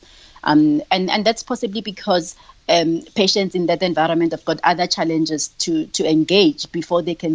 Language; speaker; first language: English; non-native, local second language; Tswana